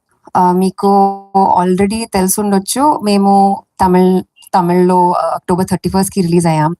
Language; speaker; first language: Telugu; non-native, fluent; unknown